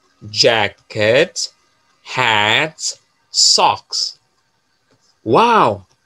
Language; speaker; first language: English; non-native, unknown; Indonesian